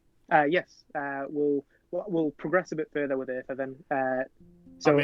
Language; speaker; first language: English; native; English